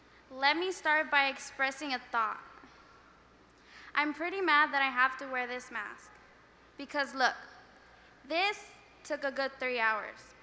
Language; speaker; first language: English; early bilingual, other home language; Spanish